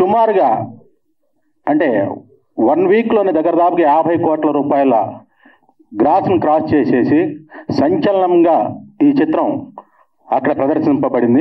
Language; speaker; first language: Telugu; native; Telugu